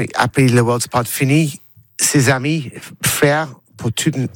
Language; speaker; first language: French; non-native, learner; English